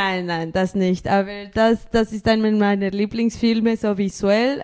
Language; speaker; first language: German; early bilingual, other home language; Spanish